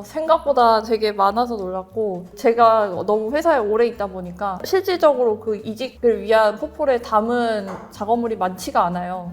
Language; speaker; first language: Korean; native; Korean